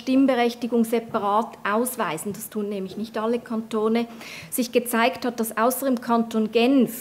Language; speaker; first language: German; native; German